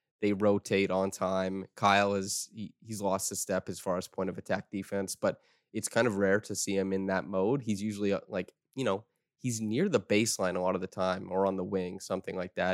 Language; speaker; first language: English; native; English